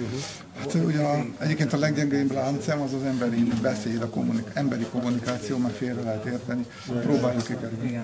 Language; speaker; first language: Hungarian; native; Hungarian